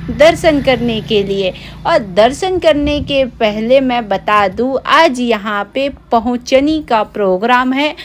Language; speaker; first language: Hindi; native; Hindi